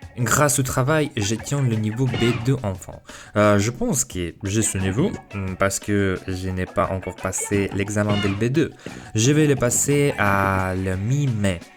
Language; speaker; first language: French; non-native, fluent; Russian